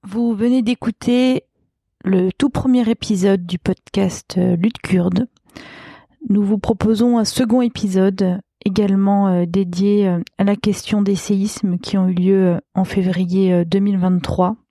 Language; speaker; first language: French; native; French